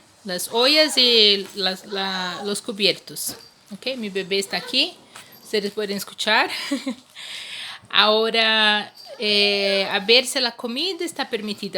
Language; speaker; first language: Spanish; non-native, fluent; Portuguese